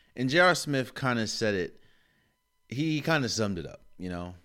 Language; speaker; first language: English; native; English